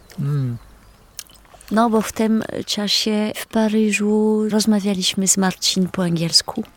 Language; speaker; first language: Polish; non-native, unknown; French